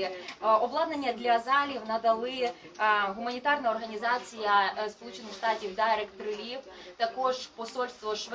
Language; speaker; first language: Ukrainian; native; Ukrainian